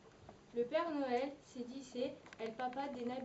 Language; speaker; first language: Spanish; non-native, learner; French